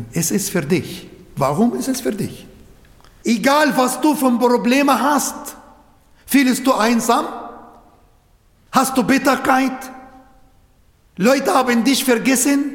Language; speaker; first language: German; non-native, fluent; Arabic